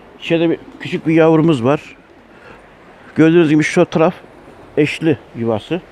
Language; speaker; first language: Turkish; native; Turkish